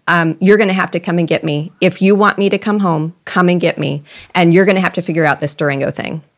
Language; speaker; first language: English; native; English